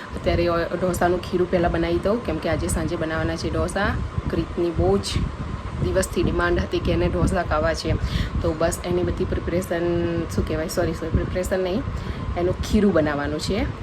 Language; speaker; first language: Gujarati; native; Gujarati